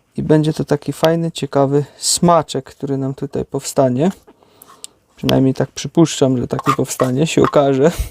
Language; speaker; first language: Polish; native; Polish